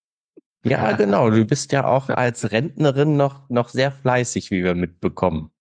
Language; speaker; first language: German; native; German